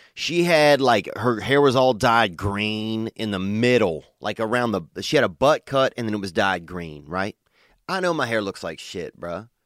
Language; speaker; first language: English; native; English